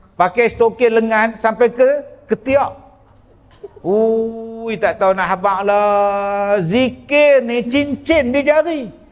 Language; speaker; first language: Malay; native; Malay